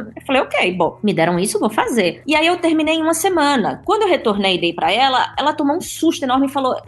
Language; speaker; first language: Portuguese; native; Portuguese